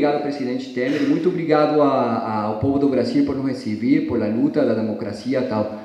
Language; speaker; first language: Portuguese; non-native, fluent; Spanish